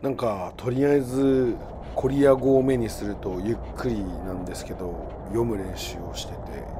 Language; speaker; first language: Japanese; early bilingual, heritage; Japanese